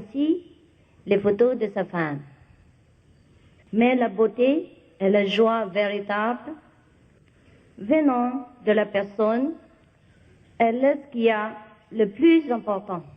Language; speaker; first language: French; non-native, fluent; Vietnamese